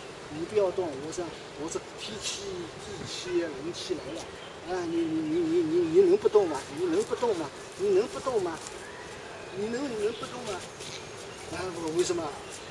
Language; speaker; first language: Chinese; native; Chinese